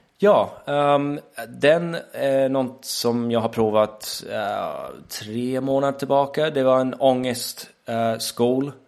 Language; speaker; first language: Swedish; non-native, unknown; English